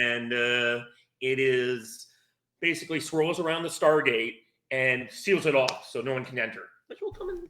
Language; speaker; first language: English; native; English